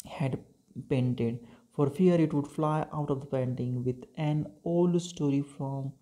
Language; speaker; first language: English; non-native, local second language; Marathi